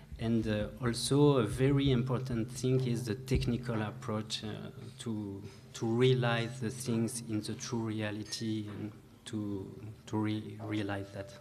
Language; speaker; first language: English; non-native, learner; French